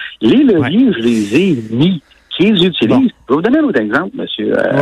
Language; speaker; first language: French; native; French